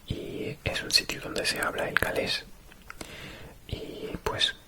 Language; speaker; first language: Spanish; non-native, fluent; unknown